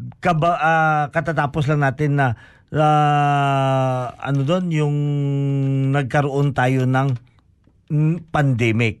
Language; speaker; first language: Filipino; non-native, local second language; Hiligaynon